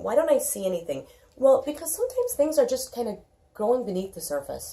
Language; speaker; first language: English; native; English